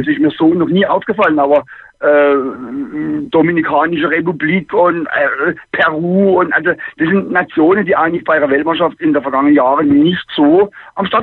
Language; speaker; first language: German; native; German